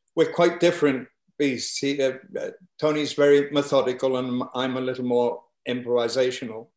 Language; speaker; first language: English; native; English